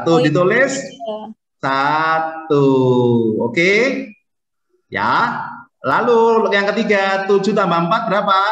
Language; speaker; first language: Indonesian; native; Indonesian